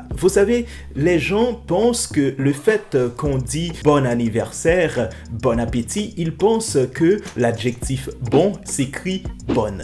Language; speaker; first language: French; non-native, local second language; Haitian Creole